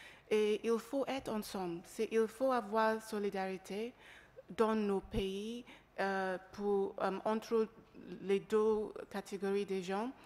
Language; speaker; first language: French; non-native, learner; English